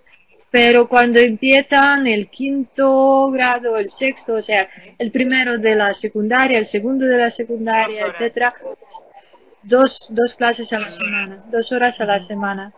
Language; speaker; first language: Spanish; non-native, fluent; Ukrainian